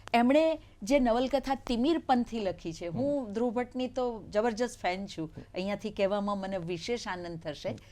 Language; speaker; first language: Gujarati; native; Gujarati